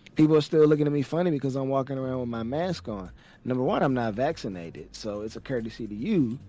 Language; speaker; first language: English; native; English